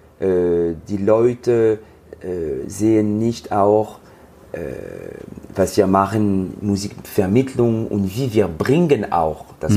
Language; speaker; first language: German; non-native, learner; French